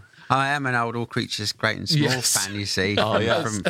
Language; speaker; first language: English; native; English